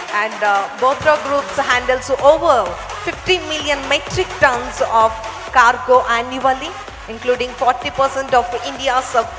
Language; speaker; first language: English; non-native, local second language; Telugu